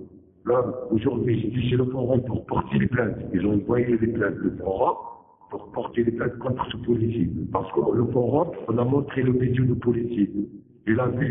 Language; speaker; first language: French; non-native, learner; Arabic